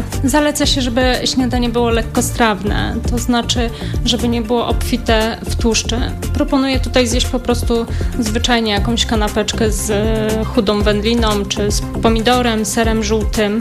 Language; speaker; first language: Polish; native; Polish